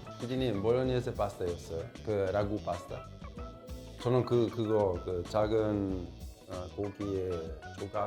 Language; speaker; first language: Korean; non-native, fluent; Italian